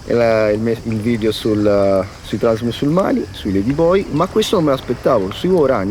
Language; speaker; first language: Italian; native; Italian